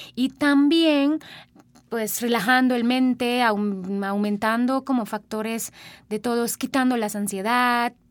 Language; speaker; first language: Spanish; non-native, fluent; Sinhala